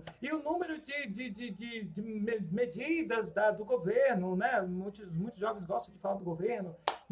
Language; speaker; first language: Portuguese; native; Portuguese